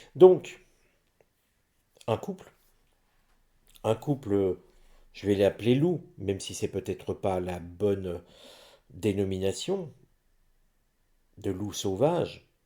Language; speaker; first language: French; native; French